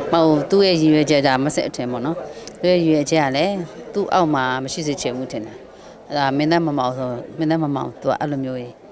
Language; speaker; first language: Burmese; native; Burmese